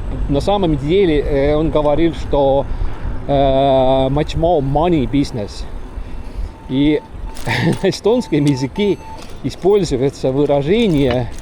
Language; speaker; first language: Russian; non-native, local second language; Estonian